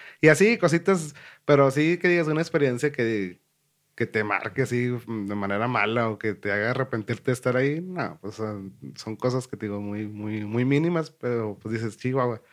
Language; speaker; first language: Spanish; native; Spanish